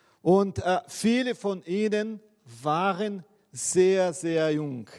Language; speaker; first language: German; non-native, fluent; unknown